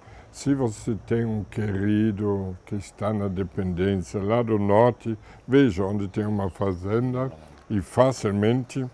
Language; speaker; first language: Portuguese; non-native, fluent; German